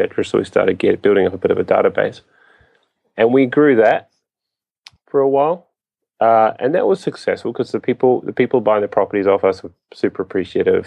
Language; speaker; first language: English; native; English